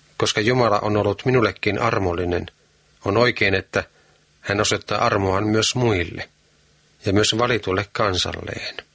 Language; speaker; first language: Finnish; native; Finnish